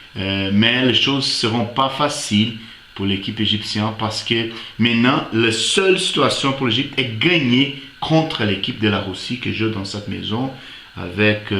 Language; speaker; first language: French; non-native, fluent; Portuguese